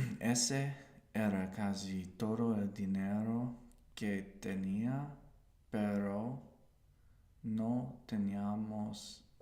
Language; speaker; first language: Spanish; non-native, learner; English